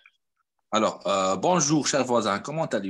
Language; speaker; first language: French; non-native, fluent; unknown